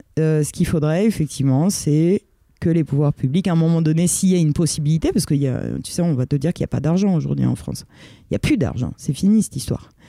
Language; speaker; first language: French; early bilingual, other home language; Romanian